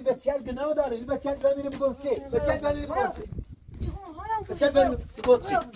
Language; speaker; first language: Persian; non-native, local second language; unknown